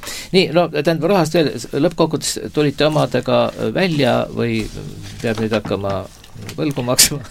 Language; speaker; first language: Estonian; native; Estonian